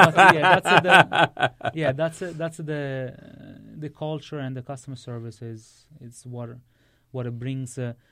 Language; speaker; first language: English; non-native, fluent; Italian